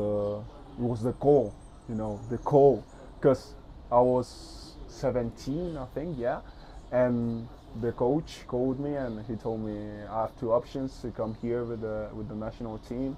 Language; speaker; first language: English; early bilingual, other home language; Spanish